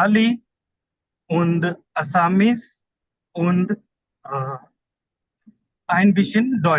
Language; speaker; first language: German; non-native, learner; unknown